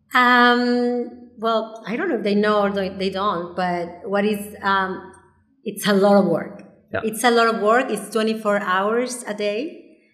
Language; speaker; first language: English; non-native, fluent; Spanish